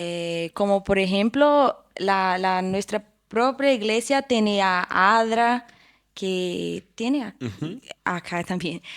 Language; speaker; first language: Spanish; non-native, fluent; Portuguese